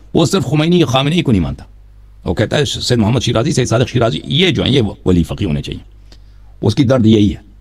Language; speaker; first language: Urdu; non-native, fluent; Persian